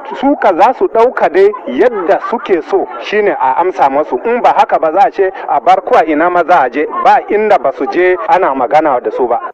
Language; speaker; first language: Hausa; non-native, local second language; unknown